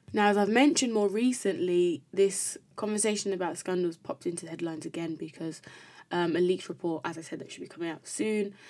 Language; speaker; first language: English; native; English